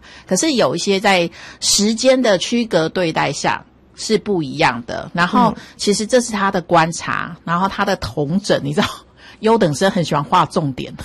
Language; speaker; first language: Chinese; native; Chinese